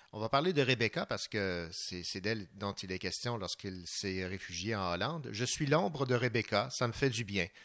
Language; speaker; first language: French; native; French